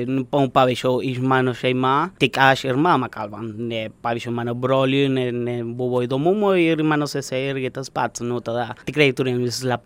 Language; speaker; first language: Lithuanian; non-native, learner; Spanish